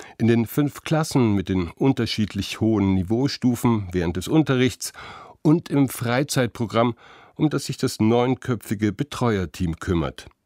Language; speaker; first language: German; native; German